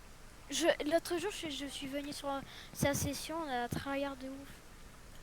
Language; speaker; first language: French; native; French